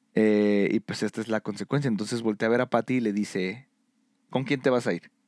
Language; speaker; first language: Spanish; native; Spanish